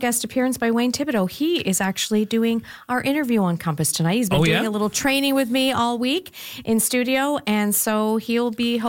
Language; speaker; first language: English; native; English